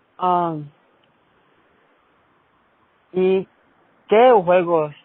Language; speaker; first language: Spanish; early bilingual, heritage; Spanish